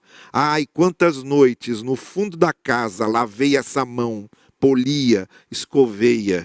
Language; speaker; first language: Portuguese; native; Portuguese